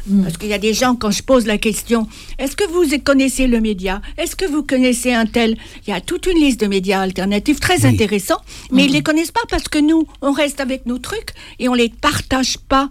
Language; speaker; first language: French; non-native, fluent; Spanish